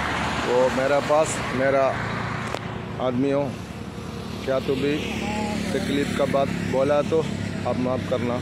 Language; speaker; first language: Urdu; non-native, learner; Malayalam